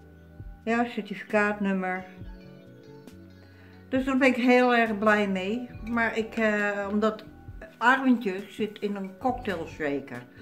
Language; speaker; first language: Dutch; native; Dutch